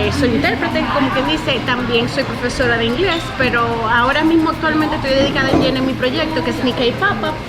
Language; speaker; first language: Spanish; early bilingual, other home language; English